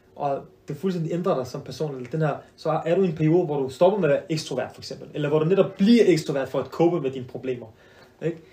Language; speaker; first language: Danish; early bilingual, other home language; Arabic